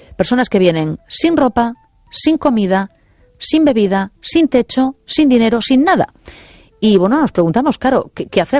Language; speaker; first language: Spanish; native; Spanish